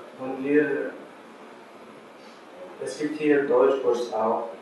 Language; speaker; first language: German; non-native, learner; Arabic